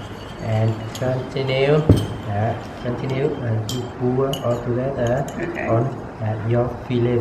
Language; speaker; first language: English; non-native, local second language; Vietnamese